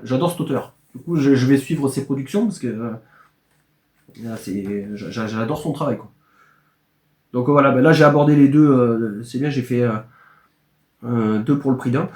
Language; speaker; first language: French; native; French